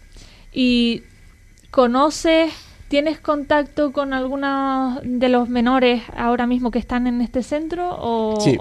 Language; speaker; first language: Spanish; native; Spanish